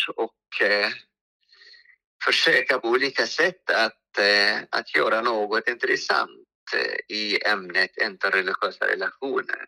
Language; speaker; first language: Swedish; non-native, fluent; Arabic